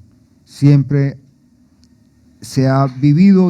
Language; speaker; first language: Spanish; native; Spanish